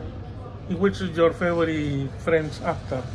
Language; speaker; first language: English; non-native, learner; Spanish